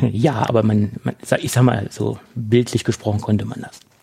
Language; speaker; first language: German; native; German